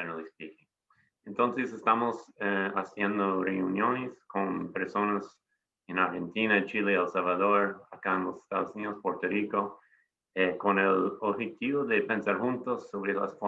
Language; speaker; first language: Spanish; non-native, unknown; English